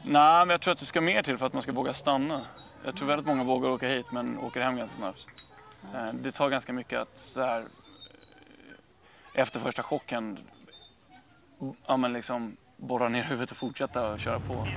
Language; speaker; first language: Swedish; native; Swedish